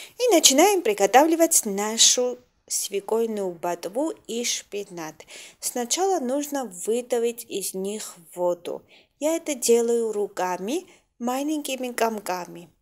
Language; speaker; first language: Russian; non-native, local second language; Georgian